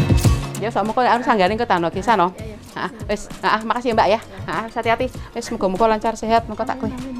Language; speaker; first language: Indonesian; native; Indonesian